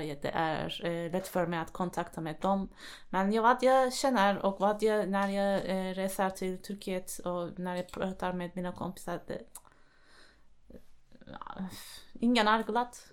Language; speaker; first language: Swedish; non-native, fluent; Turkish